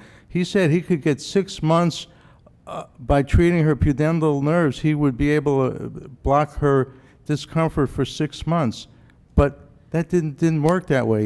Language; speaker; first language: English; native; English